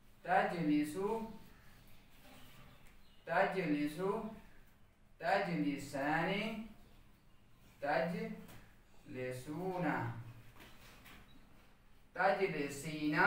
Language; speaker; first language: Arabic; non-native, fluent; Urdu